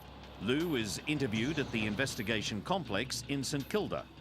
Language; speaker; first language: English; native; English